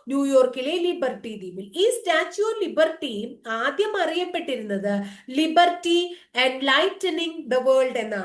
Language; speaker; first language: Malayalam; native; Malayalam